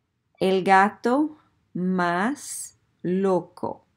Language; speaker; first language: Spanish; non-native, fluent; English